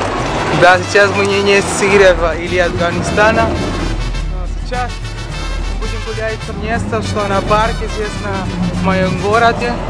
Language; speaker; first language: Russian; non-native, learner; Spanish